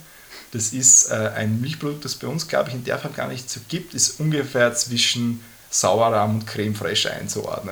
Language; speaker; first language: German; native; German